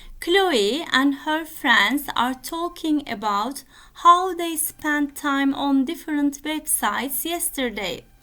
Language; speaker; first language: English; non-native, fluent; Turkish